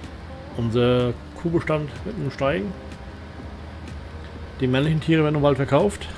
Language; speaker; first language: German; native; German